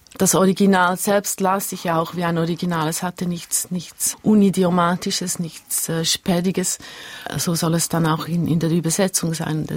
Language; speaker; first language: German; early bilingual, other home language; Hungarian